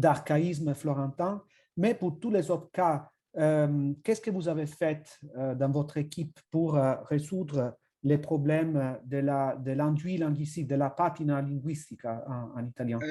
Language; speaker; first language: French; non-native, fluent; Italian